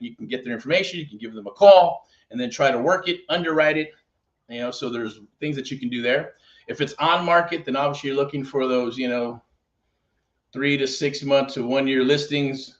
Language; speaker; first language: English; native; English